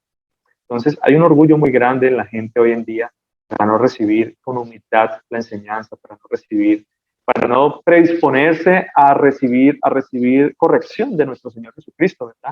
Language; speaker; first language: Spanish; native; Spanish